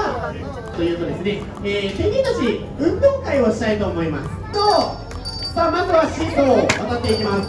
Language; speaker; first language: Japanese; native; Japanese